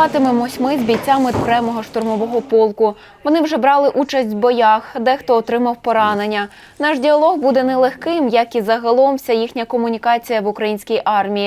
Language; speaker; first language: Ukrainian; native; Ukrainian